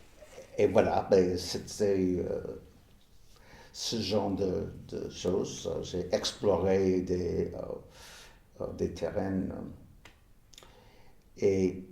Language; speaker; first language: French; non-native, fluent; English